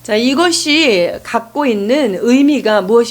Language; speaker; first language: Korean; native; Korean